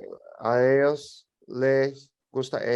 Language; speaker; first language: Spanish; non-native, learner; English